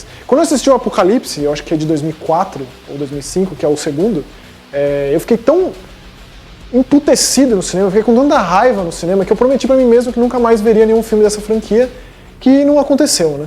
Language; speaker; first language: Portuguese; native; Portuguese